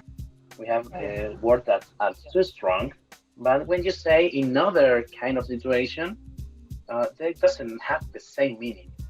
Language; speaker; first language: English; non-native, fluent; Spanish